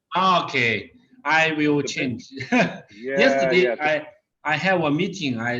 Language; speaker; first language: English; non-native, learner; Chinese